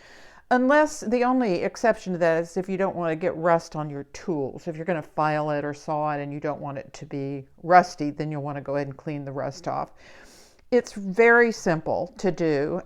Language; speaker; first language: English; native; English